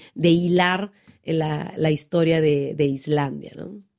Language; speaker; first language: Spanish; native; Spanish